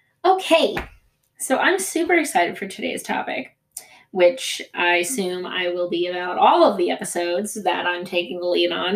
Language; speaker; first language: English; early bilingual, other home language; Greek